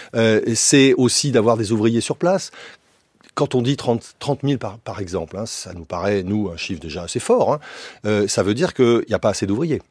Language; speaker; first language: French; native; French